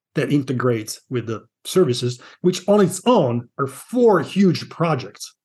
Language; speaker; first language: English; non-native, fluent; Italian